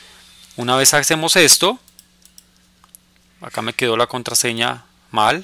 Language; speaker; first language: Spanish; native; Spanish